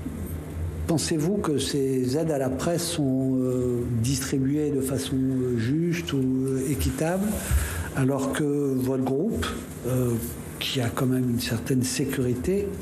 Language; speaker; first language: French; native; French